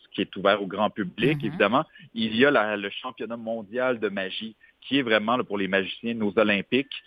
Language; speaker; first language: French; native; French